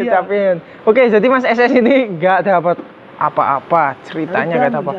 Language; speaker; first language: Indonesian; native; Indonesian